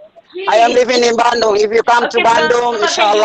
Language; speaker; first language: English; non-native, learner; Indonesian